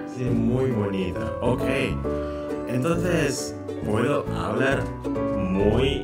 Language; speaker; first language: Spanish; non-native, learner; Indonesian